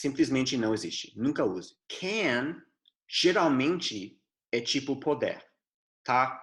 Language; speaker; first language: Portuguese; non-native, fluent; English